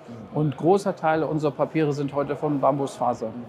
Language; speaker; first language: German; native; German